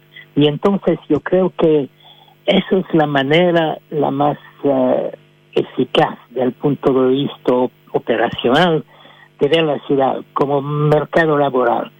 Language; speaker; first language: Spanish; non-native, fluent; French